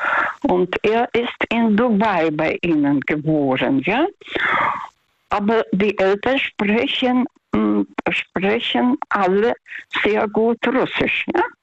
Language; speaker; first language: German; non-native, learner; Russian